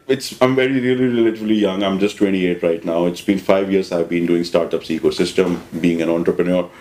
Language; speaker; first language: English; non-native, local second language; Hindi